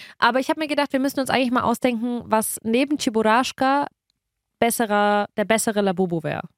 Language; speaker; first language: German; early bilingual, other home language; Russian